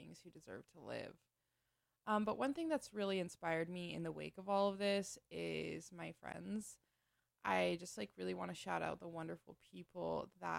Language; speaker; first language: English; native; English